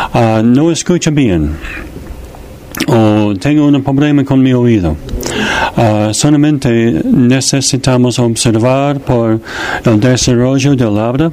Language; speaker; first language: Spanish; non-native, fluent; English